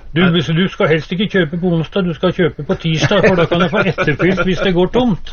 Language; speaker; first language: Norwegian; native; Norwegian